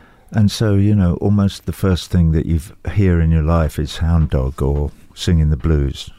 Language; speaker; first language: English; native; English